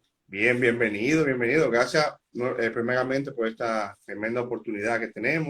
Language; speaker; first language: Spanish; native; Spanish